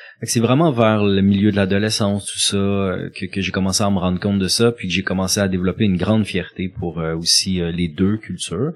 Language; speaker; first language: French; native; French